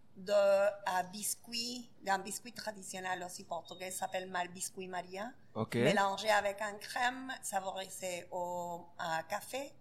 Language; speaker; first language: French; non-native, fluent; Spanish